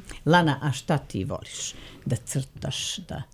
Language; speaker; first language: Croatian; native; Croatian